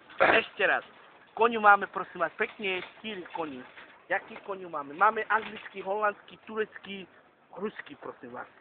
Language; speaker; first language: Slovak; non-native, local second language; Hungarian